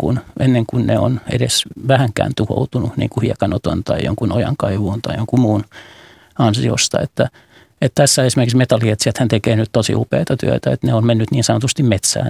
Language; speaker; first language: Finnish; native; Finnish